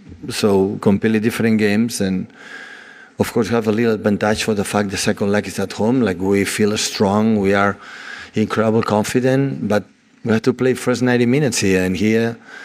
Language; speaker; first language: English; non-native, fluent; Catalan